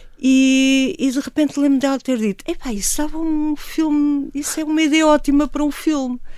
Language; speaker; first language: Portuguese; native; Portuguese